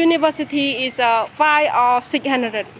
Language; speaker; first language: English; non-native, learner; Khmer